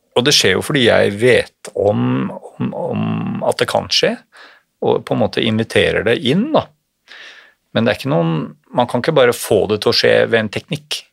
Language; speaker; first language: Norwegian; native; Norwegian